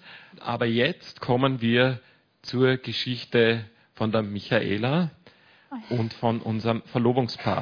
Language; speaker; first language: German; native; German